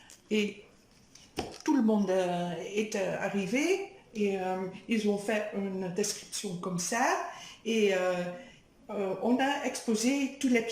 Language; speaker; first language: French; non-native, fluent; Dutch